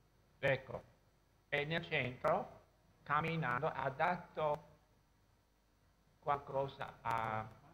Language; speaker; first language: Italian; non-native, fluent; English